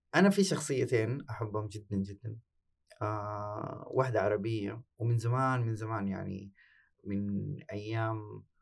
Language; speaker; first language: Arabic; native; Arabic